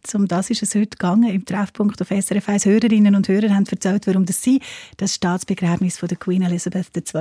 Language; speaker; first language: German; non-native, fluent; English